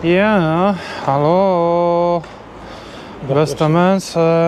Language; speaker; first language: Dutch; non-native, learner; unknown